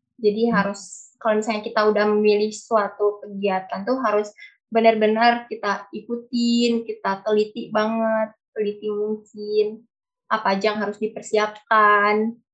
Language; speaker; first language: Indonesian; native; Indonesian